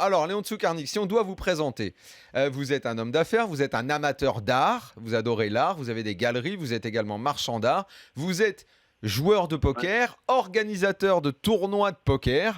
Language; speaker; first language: French; native; French